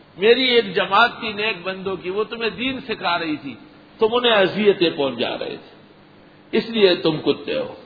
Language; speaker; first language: Urdu; non-native, local second language; Pashto